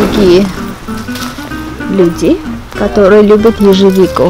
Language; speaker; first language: Russian; non-native, fluent; Armenian